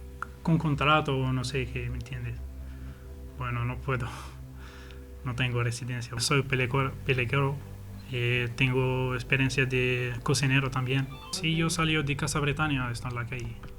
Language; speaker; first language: Spanish; non-native, learner; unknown